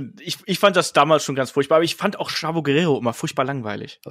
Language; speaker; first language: German; native; German